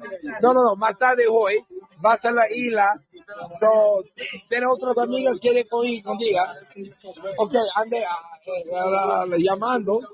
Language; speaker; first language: Spanish; non-native, learner; English